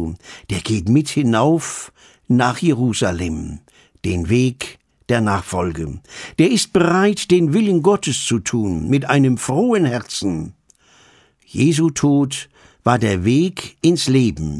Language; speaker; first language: German; native; German